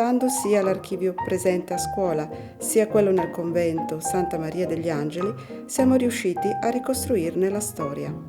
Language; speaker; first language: Italian; native; Italian